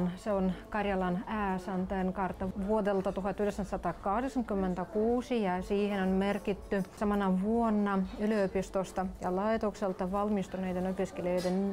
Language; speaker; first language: Finnish; non-native, local second language; Russian